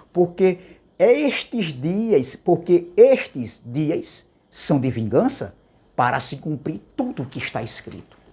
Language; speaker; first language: Portuguese; native; Portuguese